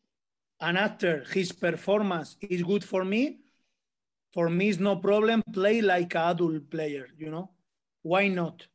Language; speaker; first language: English; non-native, learner; Spanish